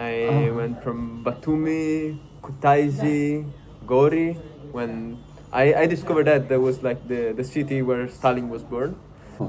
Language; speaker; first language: English; non-native, fluent; Italian